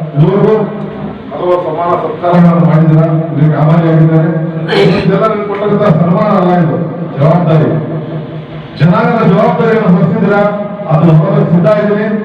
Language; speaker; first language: Kannada; non-native, local second language; Marathi